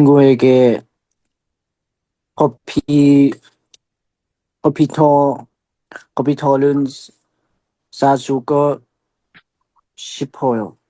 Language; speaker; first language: Korean; non-native, learner; Lao